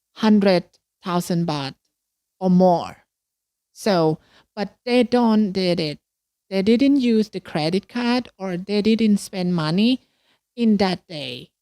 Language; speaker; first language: English; non-native, learner; Thai